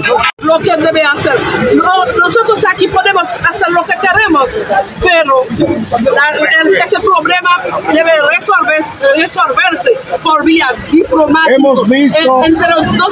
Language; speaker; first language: Spanish; non-native, fluent; Haitian Creole